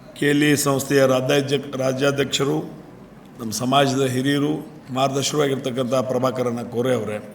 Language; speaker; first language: Kannada; native; Kannada